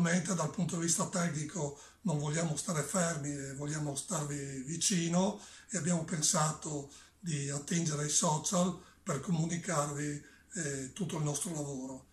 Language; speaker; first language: Italian; native; Italian